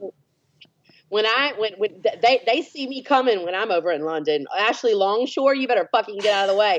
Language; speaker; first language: English; native; English